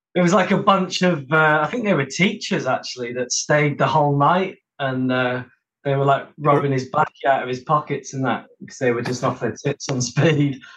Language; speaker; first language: English; native; English